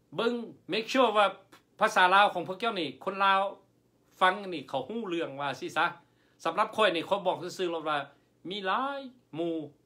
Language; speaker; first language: Lao; non-native, local second language; Hmong